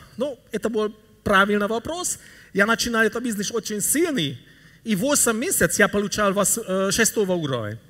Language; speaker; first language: Russian; non-native, learner; Hungarian